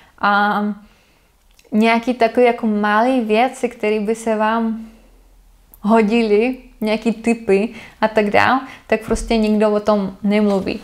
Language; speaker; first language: Czech; non-native, fluent; Russian